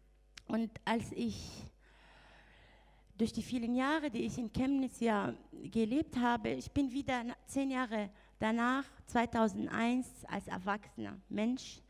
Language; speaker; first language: German; non-native, fluent; Arabic